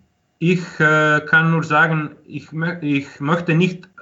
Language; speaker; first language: German; non-native, fluent; Croatian